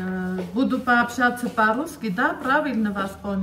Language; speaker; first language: Russian; non-native, learner; Armenian